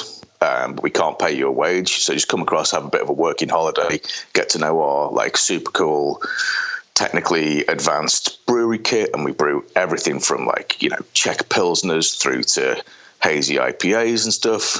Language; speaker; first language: English; native; English